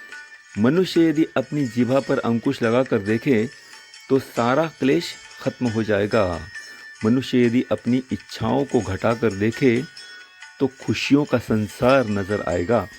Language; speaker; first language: Hindi; non-native, local second language; Marathi